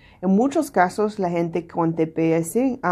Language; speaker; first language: Spanish; non-native, learner; English